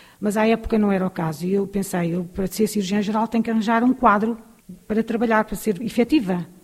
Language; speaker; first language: Portuguese; native; Portuguese